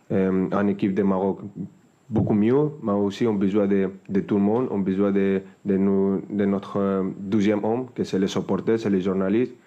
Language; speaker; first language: French; non-native, fluent; Spanish